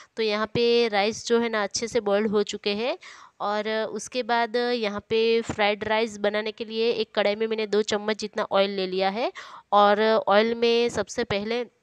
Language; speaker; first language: Hindi; non-native, local second language; Gujarati